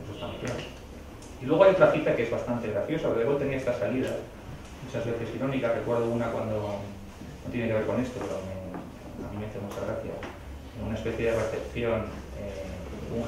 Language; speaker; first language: Spanish; native; Spanish